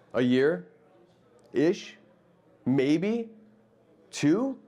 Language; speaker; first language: English; native; English